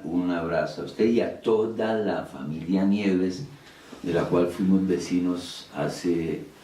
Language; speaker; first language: Spanish; early bilingual, other home language; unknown